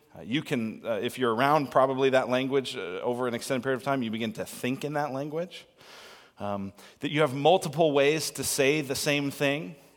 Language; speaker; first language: English; native; English